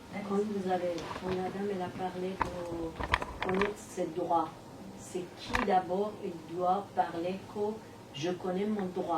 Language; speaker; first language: French; non-native, learner; Persian